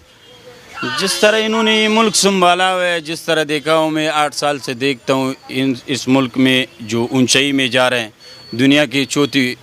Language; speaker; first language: Hindi; non-native, fluent; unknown